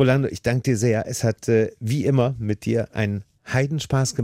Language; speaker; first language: German; native; German